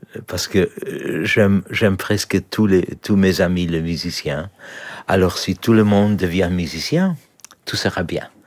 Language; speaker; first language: French; non-native, learner; Polish